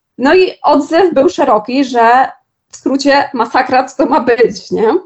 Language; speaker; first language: Polish; native; Polish